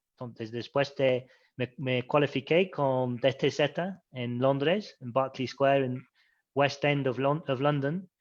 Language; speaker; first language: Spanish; non-native, fluent; English